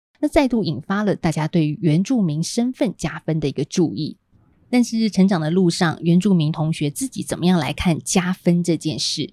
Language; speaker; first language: Chinese; native; Chinese